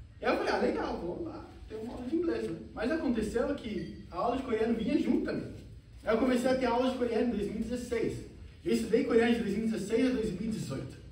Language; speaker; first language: Portuguese; native; Portuguese